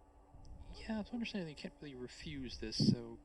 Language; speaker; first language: English; native; English